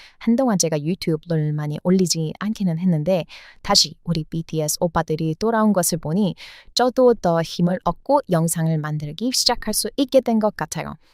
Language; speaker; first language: Korean; non-native, fluent; English